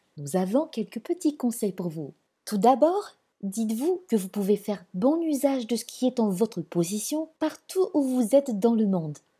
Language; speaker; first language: French; non-native, local second language; Malagasy